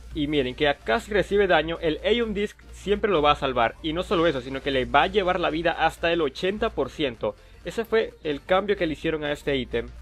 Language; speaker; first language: Spanish; native; Spanish